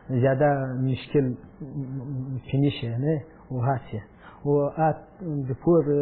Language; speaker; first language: Hindi; non-native, learner; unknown